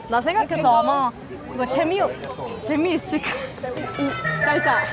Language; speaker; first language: Korean; non-native, learner; Spanish